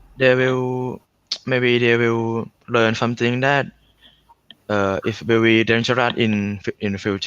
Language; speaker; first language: English; non-native, learner; Thai